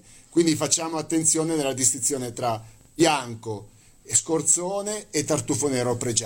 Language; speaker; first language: Italian; native; Italian